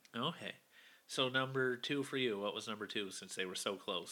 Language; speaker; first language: English; native; English